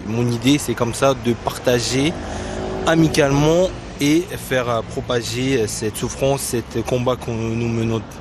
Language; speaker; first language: French; non-native, fluent; Tibetan